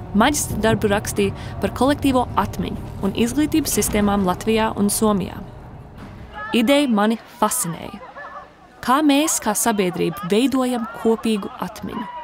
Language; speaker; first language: Latvian; early bilingual, heritage; Latvian